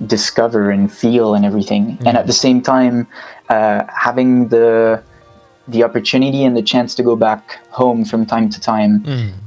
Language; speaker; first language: English; non-native, fluent; French